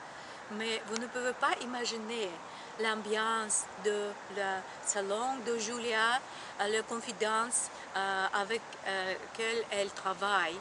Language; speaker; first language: French; non-native, learner; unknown